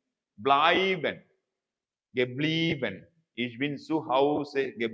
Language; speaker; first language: German; non-native, fluent; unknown